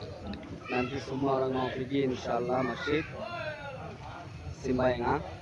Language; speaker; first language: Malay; non-native, learner; Bangla